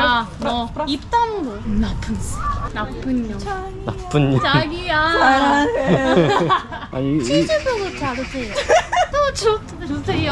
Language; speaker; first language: Korean; non-native, learner; Russian